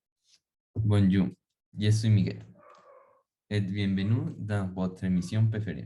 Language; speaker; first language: French; non-native, learner; Spanish